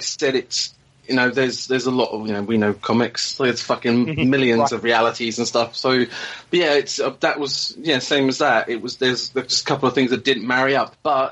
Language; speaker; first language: English; native; English